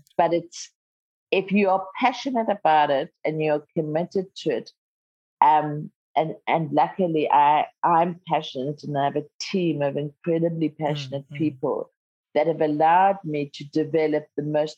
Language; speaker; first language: English; non-native, local second language; Zulu